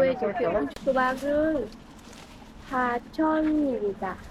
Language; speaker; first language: Korean; non-native, learner; Vietnamese